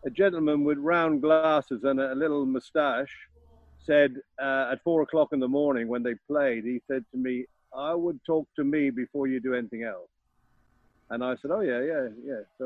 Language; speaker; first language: English; native; English